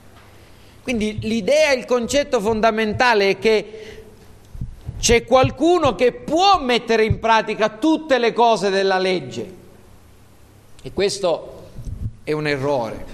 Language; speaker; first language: Italian; native; Italian